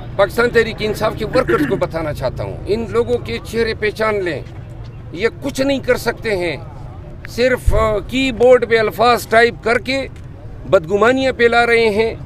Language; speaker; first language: Urdu; non-native, local second language; Pashto